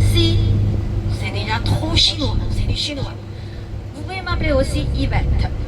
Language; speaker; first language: French; non-native, fluent; Chinese